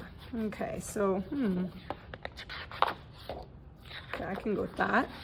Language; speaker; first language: English; native; English